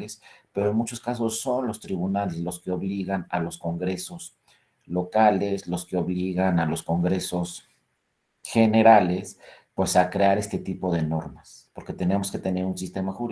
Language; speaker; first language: Spanish; native; Spanish